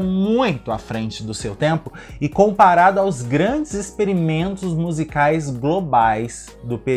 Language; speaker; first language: Portuguese; native; Portuguese